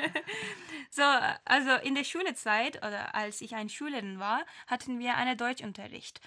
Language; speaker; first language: German; non-native, fluent; Turkish